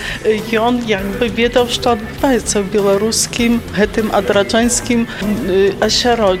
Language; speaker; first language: Polish; non-native, learner; Belarusian